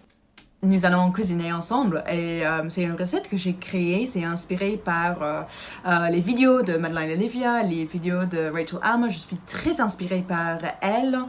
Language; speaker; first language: French; non-native, learner; Dutch